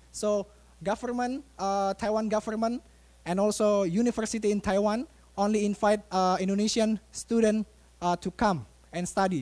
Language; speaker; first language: English; non-native, fluent; Indonesian